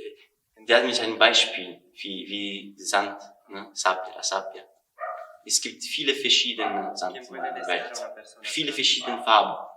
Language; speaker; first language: German; non-native, learner; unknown